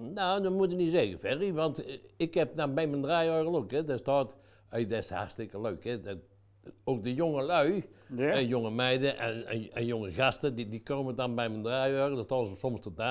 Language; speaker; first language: Dutch; native; Dutch